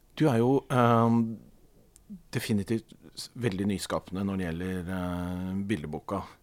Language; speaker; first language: Norwegian; native; Norwegian